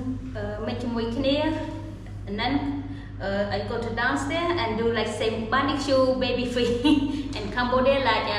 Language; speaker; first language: English; non-native, learner; Khmer